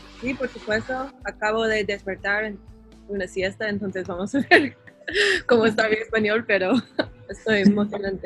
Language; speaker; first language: Spanish; non-native, learner; English